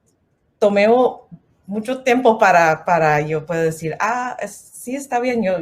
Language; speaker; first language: Spanish; non-native, learner; English